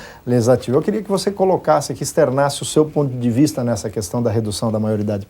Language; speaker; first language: Portuguese; native; Portuguese